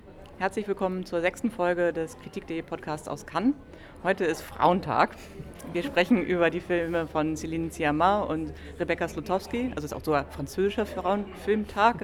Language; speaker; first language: German; native; German